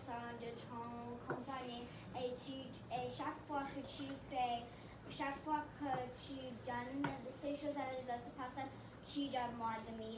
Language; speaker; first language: French; non-native, learner; English